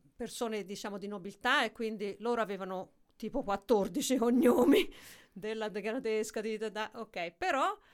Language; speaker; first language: Italian; native; Italian